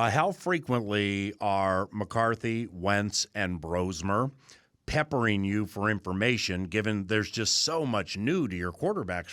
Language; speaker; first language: English; native; English